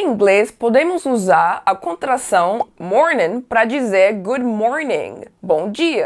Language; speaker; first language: Portuguese; non-native, fluent; English